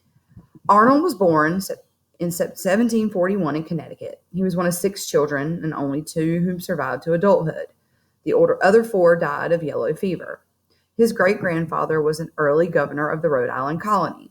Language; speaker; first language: English; native; English